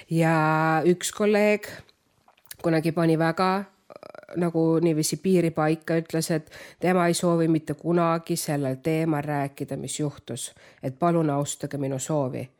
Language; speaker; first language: Estonian; non-native, local second language; Russian